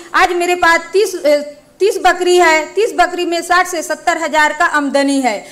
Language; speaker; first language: Hindi; native; Hindi